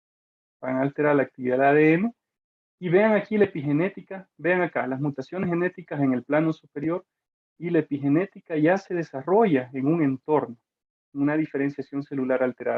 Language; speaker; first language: Spanish; native; Spanish